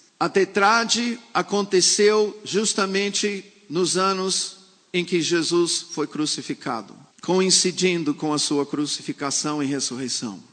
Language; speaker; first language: Portuguese; non-native, fluent; English